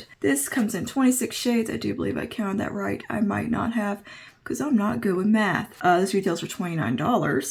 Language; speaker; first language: English; native; English